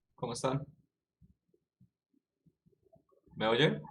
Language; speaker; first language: Spanish; native; Spanish